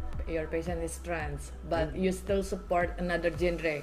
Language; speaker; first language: English; non-native, fluent; Indonesian